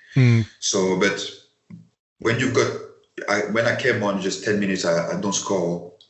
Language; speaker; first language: English; non-native, fluent; French